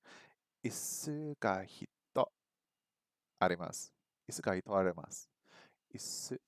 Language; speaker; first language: Japanese; non-native, learner; English